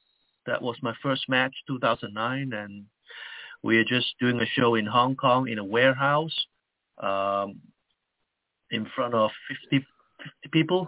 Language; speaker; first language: English; non-native, local second language; Chinese